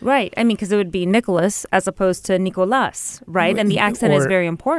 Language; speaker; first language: English; native; English